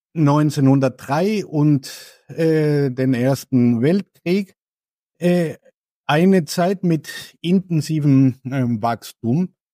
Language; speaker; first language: German; non-native, fluent; Spanish